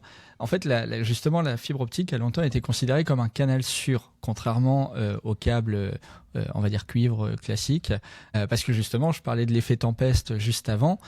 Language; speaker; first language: French; native; French